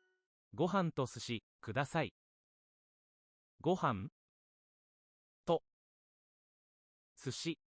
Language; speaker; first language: Japanese; non-native, learner; English